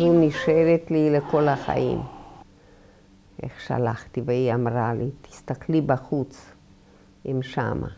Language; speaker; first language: Hebrew; non-native, fluent; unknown